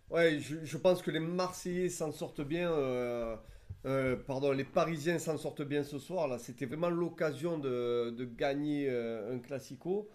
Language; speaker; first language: French; native; French